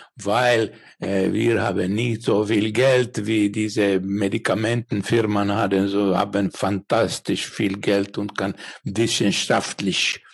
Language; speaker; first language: German; non-native, learner; Finnish